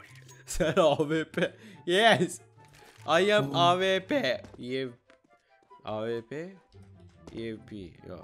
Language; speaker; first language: English; non-native, learner; Turkish